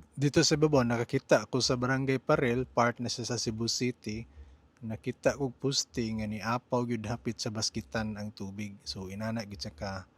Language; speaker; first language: Cebuano; native; Cebuano